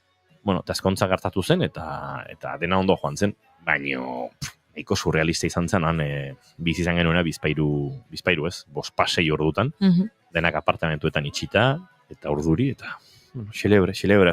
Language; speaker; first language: Basque; native; Basque